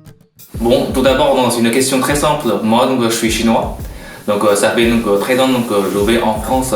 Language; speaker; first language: French; non-native, fluent; Chinese